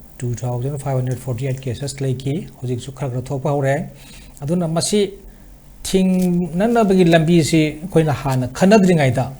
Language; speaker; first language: Manipuri; native; Manipuri